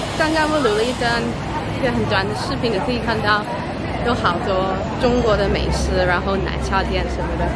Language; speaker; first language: Chinese; non-native, fluent; English